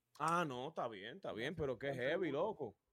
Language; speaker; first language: Spanish; native; Spanish